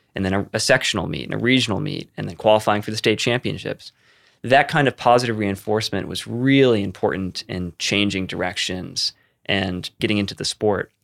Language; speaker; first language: English; native; English